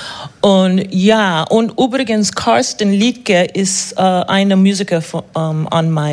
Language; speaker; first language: German; non-native, learner; English